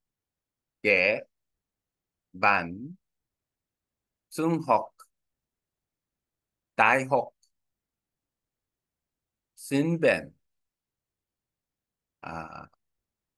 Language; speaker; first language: Vietnamese; non-native, learner; Korean